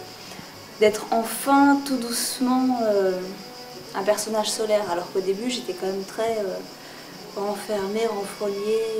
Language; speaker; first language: French; native; French